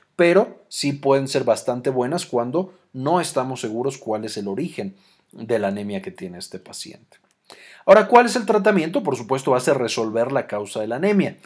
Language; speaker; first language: Spanish; native; Spanish